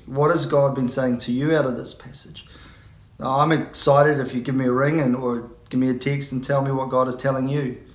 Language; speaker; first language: English; native; English